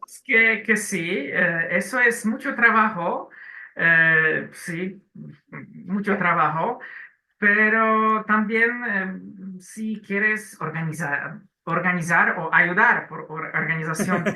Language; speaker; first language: Spanish; non-native, learner; Polish